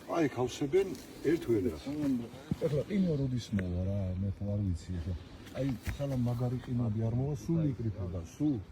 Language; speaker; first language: Georgian; native; Georgian